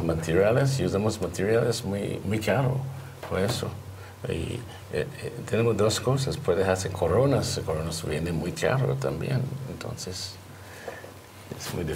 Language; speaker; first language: Spanish; non-native, learner; English